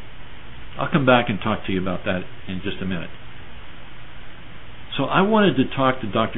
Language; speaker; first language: English; native; English